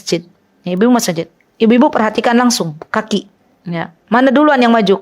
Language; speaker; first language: Indonesian; native; Indonesian